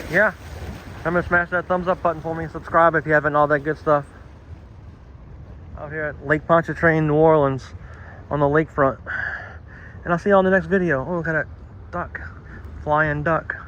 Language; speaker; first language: English; native; English